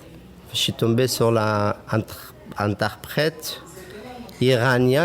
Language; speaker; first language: French; non-native, fluent; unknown